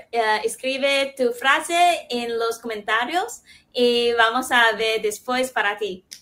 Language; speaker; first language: Spanish; non-native, fluent; Chinese